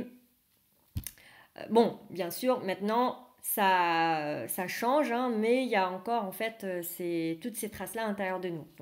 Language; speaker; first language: French; early bilingual, other home language; Vietnamese